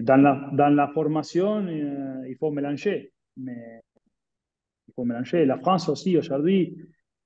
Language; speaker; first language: French; non-native, fluent; Spanish